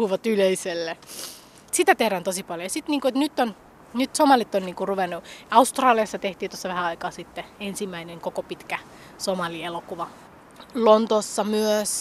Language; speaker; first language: Finnish; early bilingual, other home language; Somali